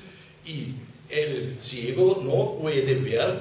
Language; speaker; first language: Spanish; non-native, fluent; German